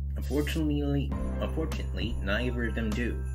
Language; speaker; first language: English; native; English